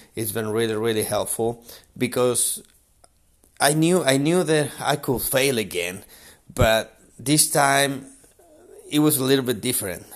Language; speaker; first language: English; non-native, fluent; Spanish